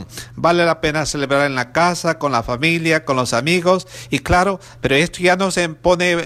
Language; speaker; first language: Spanish; native; Spanish